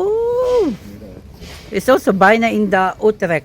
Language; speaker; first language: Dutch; non-native, learner; Filipino